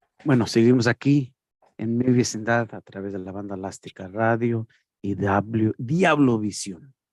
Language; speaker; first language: Spanish; early bilingual, heritage; Spanish